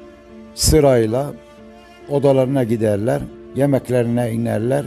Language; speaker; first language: Turkish; non-native, fluent; Arabic